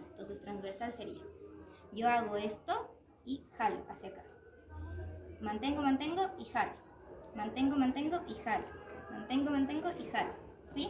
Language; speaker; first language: Spanish; native; Spanish